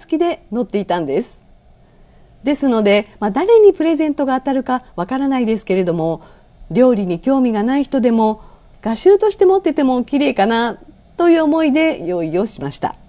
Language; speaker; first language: Japanese; native; Japanese